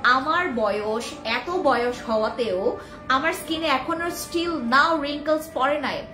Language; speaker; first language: Bangla; non-native, local second language; Khasi